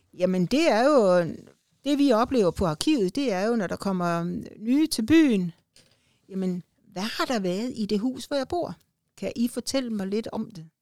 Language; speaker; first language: Danish; native; Danish